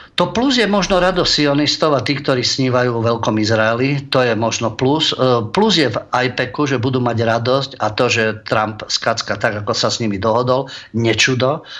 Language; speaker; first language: Slovak; native; Slovak